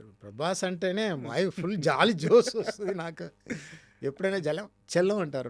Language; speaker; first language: Telugu; non-native, learner; Tamil